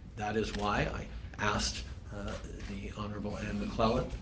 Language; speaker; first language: English; early bilingual, other home language; French